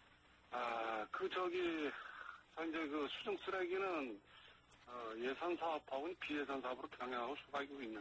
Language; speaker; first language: Korean; native; Korean